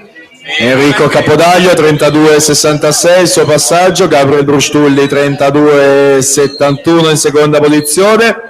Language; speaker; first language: Italian; native; Italian